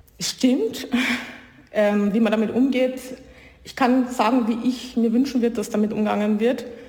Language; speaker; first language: German; native; German